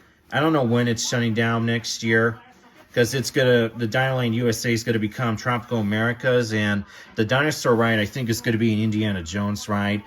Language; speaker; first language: English; native; English